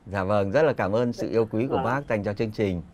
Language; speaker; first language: Vietnamese; native; Vietnamese